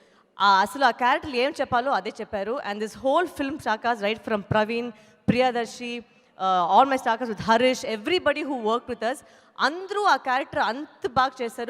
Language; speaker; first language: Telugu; non-native, local second language; Tamil